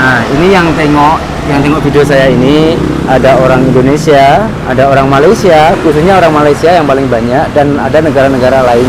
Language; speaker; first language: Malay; non-native, local second language; Javanese